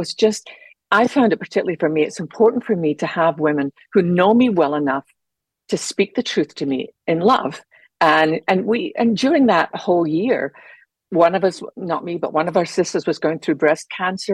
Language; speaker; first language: English; native; English